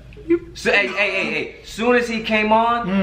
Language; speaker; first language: English; native; English